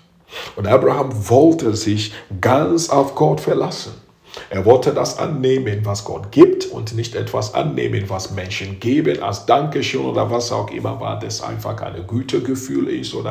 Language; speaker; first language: German; non-native, fluent; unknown